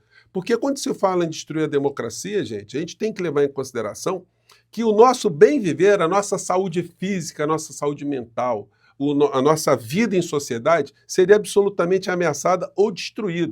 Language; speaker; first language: Portuguese; native; Portuguese